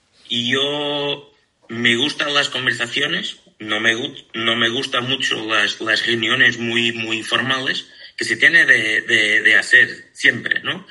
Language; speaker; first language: Spanish; non-native, fluent; Portuguese